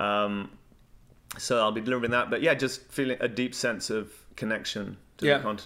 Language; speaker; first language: English; native; English